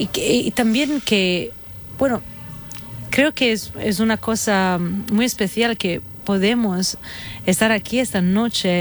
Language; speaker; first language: Spanish; non-native, fluent; Italian